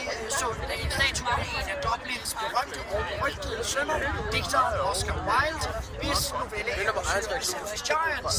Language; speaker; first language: Danish; native; Danish